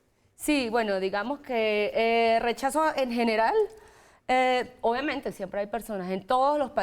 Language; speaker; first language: Spanish; native; Spanish